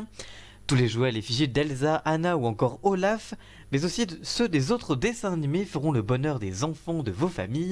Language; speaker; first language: French; native; French